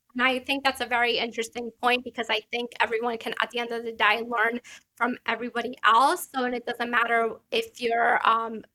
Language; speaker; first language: English; early bilingual, other home language; Italian